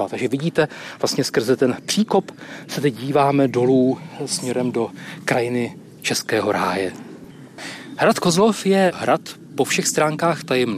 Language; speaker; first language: Czech; native; Czech